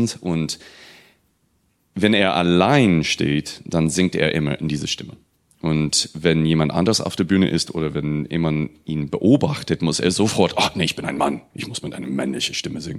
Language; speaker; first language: German; non-native, fluent; English